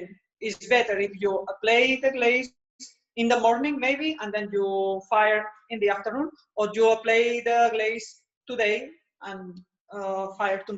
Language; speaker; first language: English; non-native, learner; Spanish